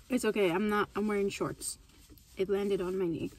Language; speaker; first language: English; non-native, fluent; Turkish